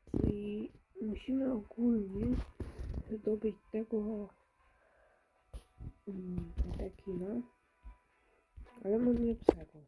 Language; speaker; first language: Polish; early bilingual, other home language; Ukrainian